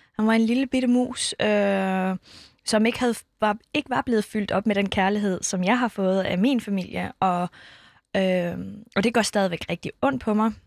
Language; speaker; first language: Danish; early bilingual, other home language; Kurdish